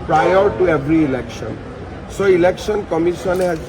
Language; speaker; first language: English; non-native, local second language; Assamese